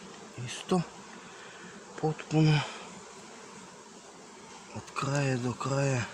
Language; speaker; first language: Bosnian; non-native, learner; Russian